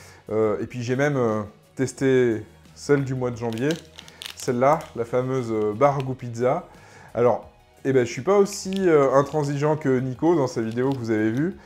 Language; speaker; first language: French; native; French